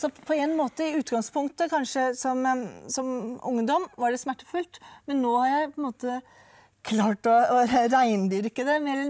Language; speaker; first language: Norwegian; native; Norwegian